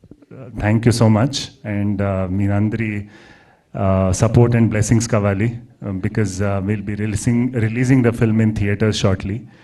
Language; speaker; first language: English; non-native, local second language; Telugu